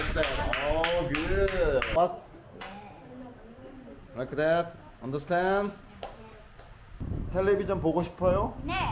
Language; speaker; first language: English; non-native, learner; Korean